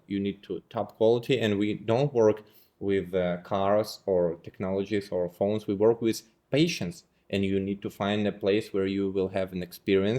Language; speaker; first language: English; non-native, fluent; Russian